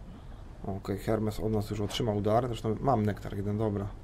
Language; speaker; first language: Polish; native; Polish